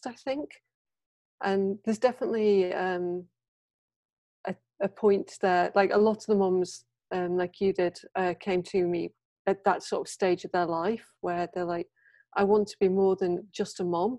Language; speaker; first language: English; native; English